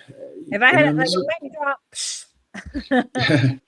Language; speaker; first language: English; native; English